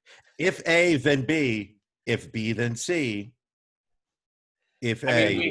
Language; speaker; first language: English; native; English